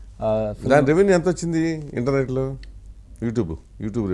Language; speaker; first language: Telugu; native; Telugu